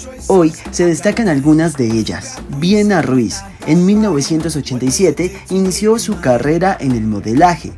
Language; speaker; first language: Spanish; native; Spanish